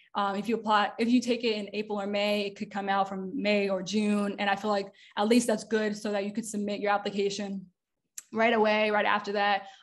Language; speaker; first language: English; native; English